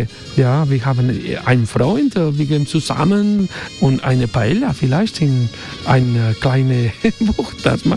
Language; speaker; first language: German; non-native, learner; Spanish